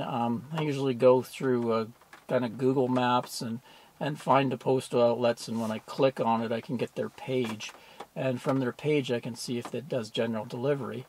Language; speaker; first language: English; native; English